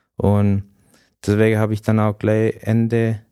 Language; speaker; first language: German; native; German